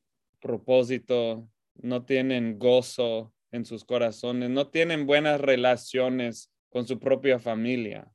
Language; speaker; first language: Spanish; non-native, fluent; English